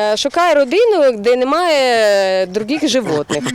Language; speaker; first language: Ukrainian; non-native, learner; Uzbek